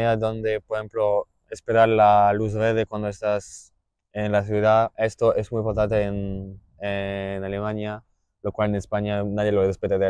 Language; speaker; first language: Spanish; non-native, fluent; German